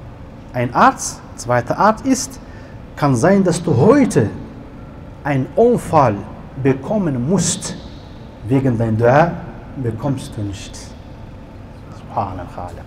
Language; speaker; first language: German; non-native, learner; Arabic